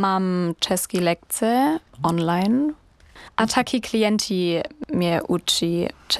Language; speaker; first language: Czech; non-native, learner; German